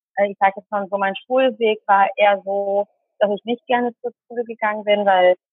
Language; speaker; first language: German; early bilingual, other home language; Tamil